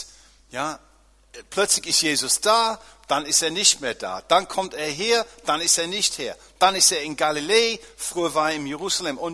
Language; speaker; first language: German; non-native, fluent; English